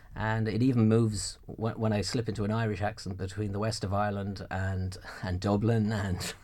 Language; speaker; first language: English; native; English